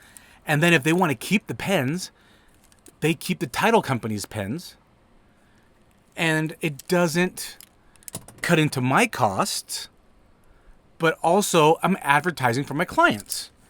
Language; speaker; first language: English; native; English